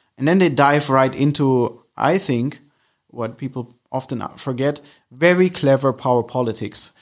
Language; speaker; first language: English; non-native, fluent; German